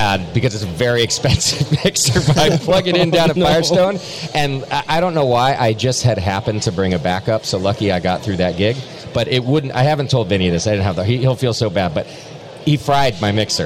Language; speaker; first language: English; native; English